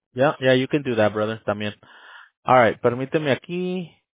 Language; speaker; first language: Spanish; early bilingual, heritage; Spanish